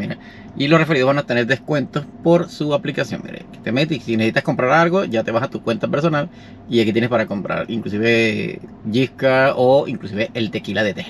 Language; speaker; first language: Spanish; native; Spanish